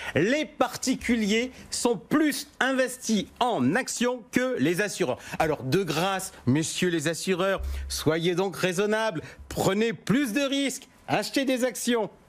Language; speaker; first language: French; native; French